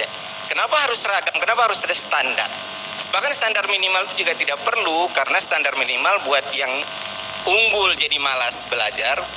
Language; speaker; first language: Indonesian; native; Indonesian